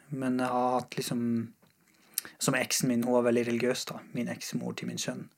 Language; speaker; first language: Norwegian; non-native, fluent; Persian